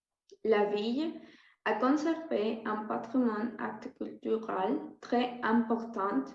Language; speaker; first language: French; non-native, learner; Spanish